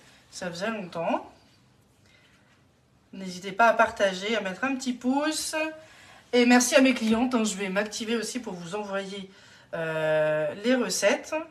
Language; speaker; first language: French; native; French